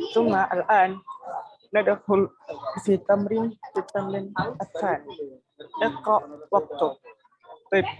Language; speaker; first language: Arabic; non-native, fluent; Indonesian